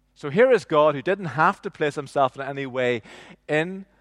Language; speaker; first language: English; native; English